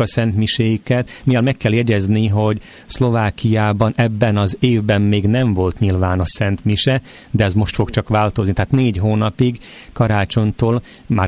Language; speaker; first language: Hungarian; native; Hungarian